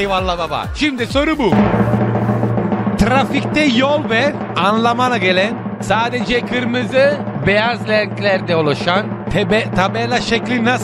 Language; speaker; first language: Turkish; non-native, learner; Italian